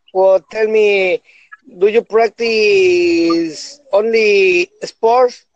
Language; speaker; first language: English; non-native, learner; Spanish